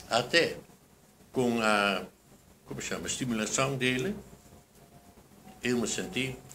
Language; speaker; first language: Portuguese; non-native, fluent; Dutch